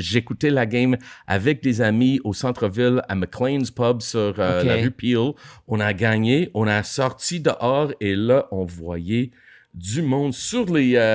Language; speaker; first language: French; non-native, local second language; English